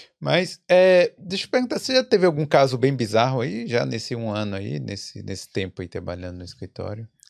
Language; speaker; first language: Portuguese; native; Portuguese